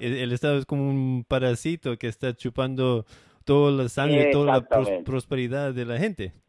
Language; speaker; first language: Spanish; non-native, fluent; English